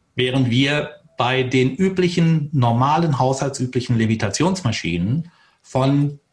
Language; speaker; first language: German; native; German